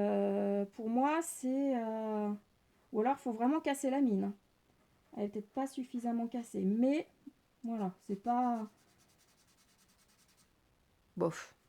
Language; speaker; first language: French; native; French